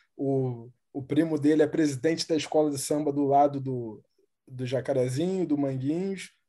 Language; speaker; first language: Portuguese; native; Portuguese